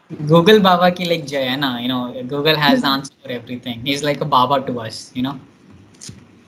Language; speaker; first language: English; non-native, local second language; Hindi